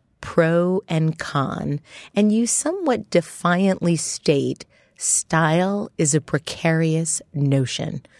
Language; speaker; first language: English; native; English